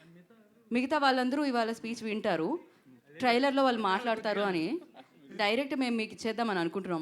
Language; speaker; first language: Telugu; native; Telugu